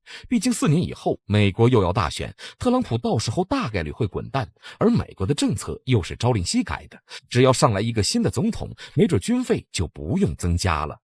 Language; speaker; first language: Chinese; native; Chinese